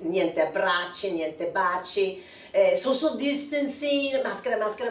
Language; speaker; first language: Italian; non-native, fluent; English